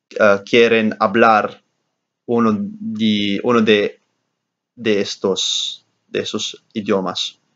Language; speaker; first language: Spanish; non-native, learner; English